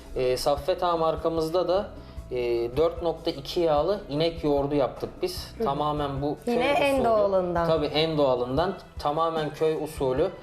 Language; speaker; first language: Turkish; native; Turkish